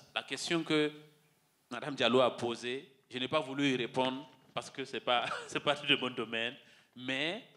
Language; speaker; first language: French; non-native, local second language; Mossi